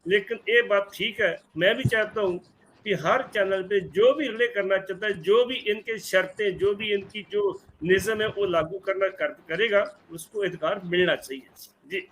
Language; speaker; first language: Hindi; non-native, local second language; Punjabi